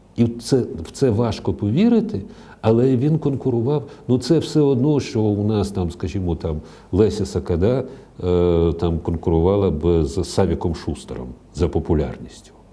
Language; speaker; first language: Ukrainian; non-native, local second language; Russian